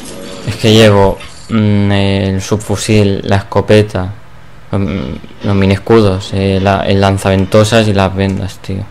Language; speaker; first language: Spanish; native; Spanish